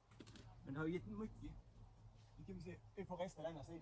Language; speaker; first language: Swedish; native; Swedish